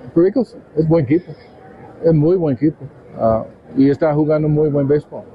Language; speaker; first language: Spanish; non-native, fluent; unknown